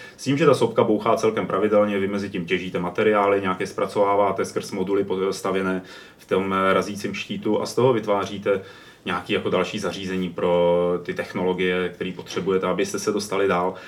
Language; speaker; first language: Czech; native; Czech